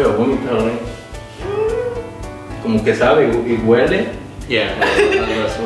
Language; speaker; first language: Spanish; native; Spanish